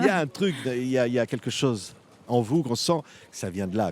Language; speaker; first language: French; native; French